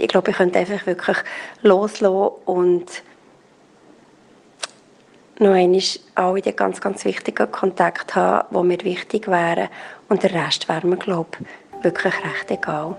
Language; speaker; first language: German; native; German